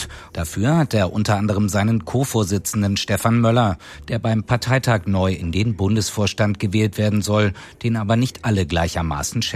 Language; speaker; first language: German; native; German